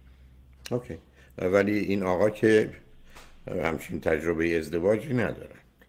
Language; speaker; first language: Persian; native; Persian